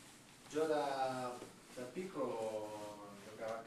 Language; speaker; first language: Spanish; non-native, learner; Italian